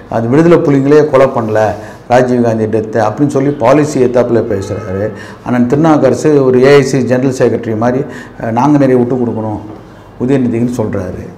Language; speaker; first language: Tamil; native; Tamil